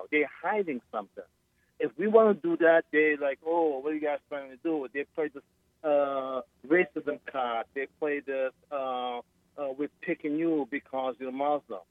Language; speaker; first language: English; non-native, fluent; Arabic